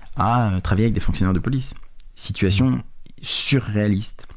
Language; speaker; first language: French; native; French